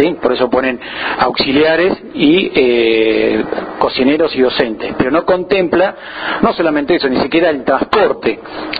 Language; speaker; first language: Spanish; native; Spanish